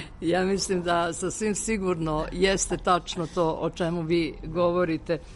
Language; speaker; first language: Serbian; native; Serbian